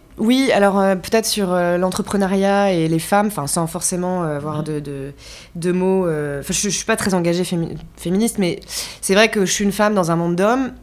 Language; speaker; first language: French; native; French